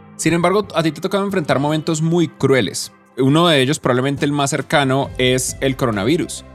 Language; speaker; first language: Spanish; native; Spanish